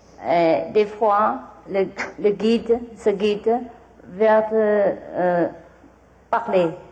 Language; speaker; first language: French; non-native, learner; Vietnamese